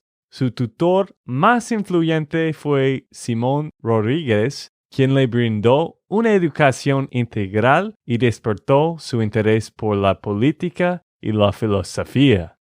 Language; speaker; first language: Spanish; non-native, fluent; English